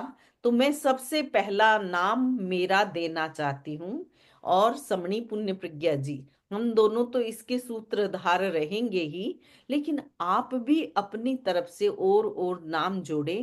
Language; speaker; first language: Hindi; native; Hindi